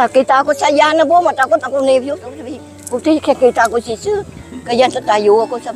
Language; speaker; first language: Filipino; non-native, learner; Vietnamese